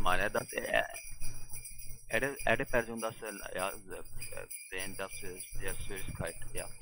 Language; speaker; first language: German; non-native, learner; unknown